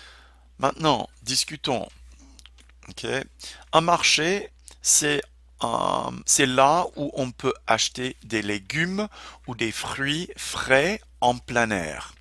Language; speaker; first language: French; non-native, fluent; English